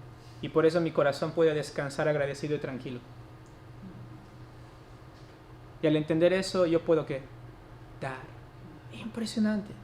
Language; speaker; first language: Spanish; native; Spanish